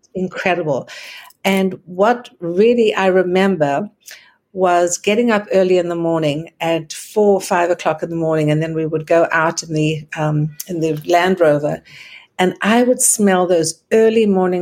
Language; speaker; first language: English; native; English